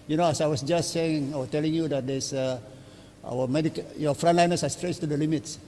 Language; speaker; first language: English; non-native, local second language; Malay